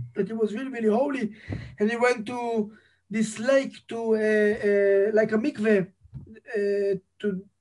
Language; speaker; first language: English; non-native, fluent; Hebrew